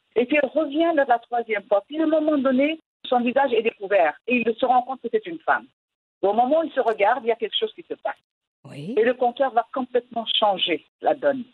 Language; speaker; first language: French; non-native, local second language; Arabic